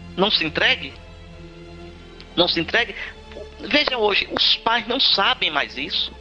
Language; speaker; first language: Portuguese; native; Portuguese